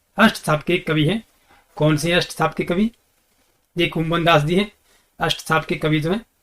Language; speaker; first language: Hindi; native; Hindi